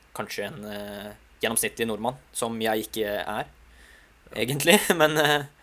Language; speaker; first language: Norwegian; non-native, fluent; Hungarian